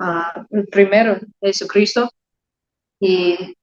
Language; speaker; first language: Spanish; non-native, learner; English